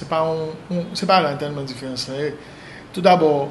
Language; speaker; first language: French; non-native, local second language; Haitian Creole